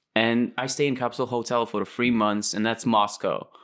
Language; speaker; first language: English; non-native, fluent; Latvian